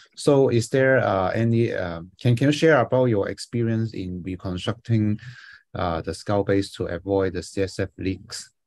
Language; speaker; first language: English; non-native, fluent; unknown